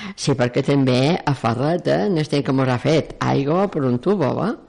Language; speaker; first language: Catalan; native; Catalan